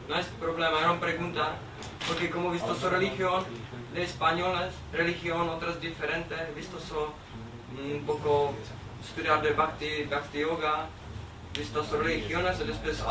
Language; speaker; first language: Spanish; non-native, learner; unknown